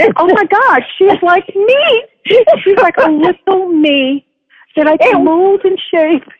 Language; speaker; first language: English; native; English